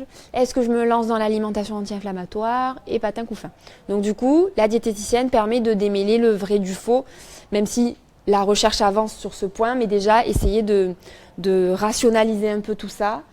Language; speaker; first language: French; native; French